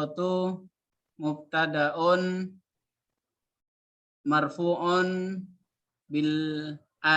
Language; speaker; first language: Arabic; non-native, learner; Indonesian